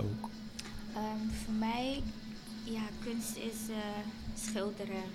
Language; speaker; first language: Dutch; non-native, fluent; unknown